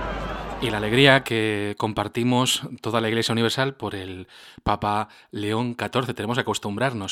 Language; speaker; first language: Spanish; native; Spanish